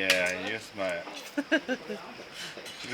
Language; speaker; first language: English; non-native, learner; Korean